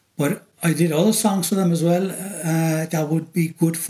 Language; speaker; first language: English; native; English